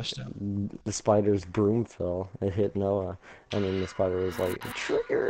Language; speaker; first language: English; native; English